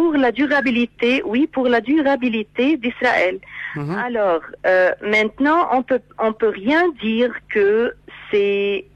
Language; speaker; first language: French; non-native, fluent; Arabic